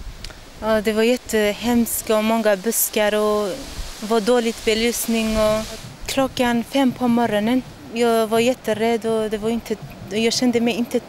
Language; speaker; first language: Swedish; non-native, learner; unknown